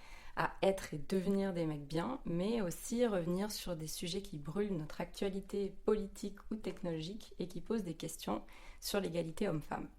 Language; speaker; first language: French; native; French